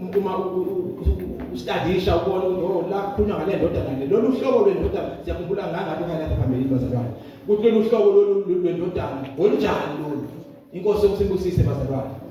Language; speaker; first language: Zulu; native; Zulu